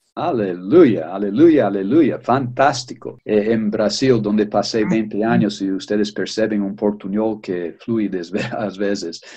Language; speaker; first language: Spanish; native; Spanish